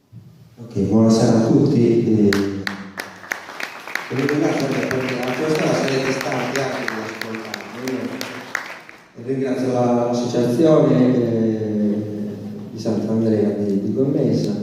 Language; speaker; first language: Italian; native; Italian